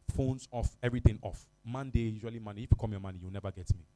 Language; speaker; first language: English; non-native, local second language; Ga